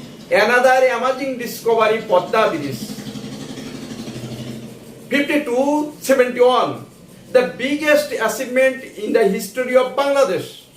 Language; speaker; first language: English; non-native, local second language; Bangla